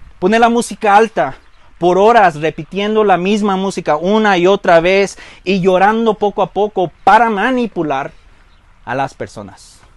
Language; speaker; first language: Spanish; early bilingual, heritage; Spanish